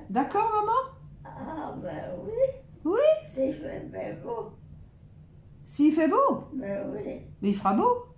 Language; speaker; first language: French; native; French